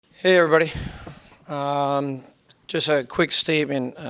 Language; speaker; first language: English; native; English